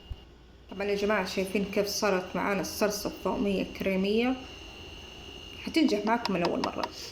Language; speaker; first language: Arabic; native; Arabic